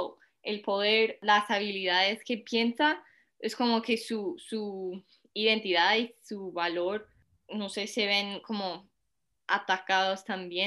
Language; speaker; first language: Spanish; early bilingual, heritage; Spanish